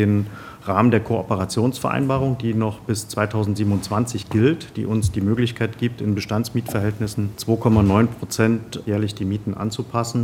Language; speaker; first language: German; native; German